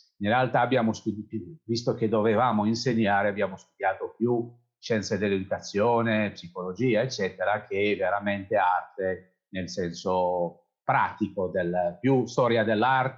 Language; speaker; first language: Italian; non-native, fluent; Kabyle